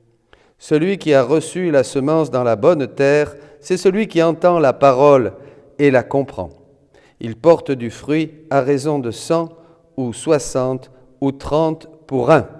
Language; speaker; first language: French; native; French